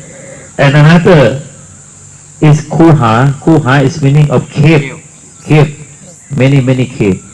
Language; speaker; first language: English; non-native, learner; Thai